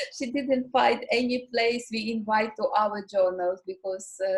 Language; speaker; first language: English; non-native, learner; Ukrainian